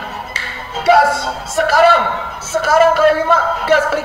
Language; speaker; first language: Indonesian; native; Indonesian